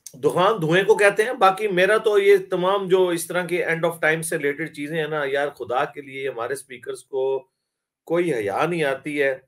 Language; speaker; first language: Urdu; non-native, local second language; Punjabi